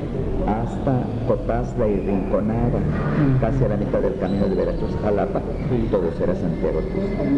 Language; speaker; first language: Spanish; native; Spanish